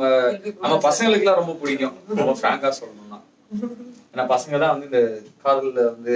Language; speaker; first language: Tamil; native; Tamil